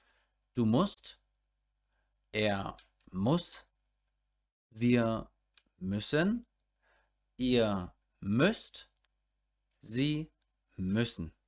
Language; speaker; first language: German; non-native, fluent; English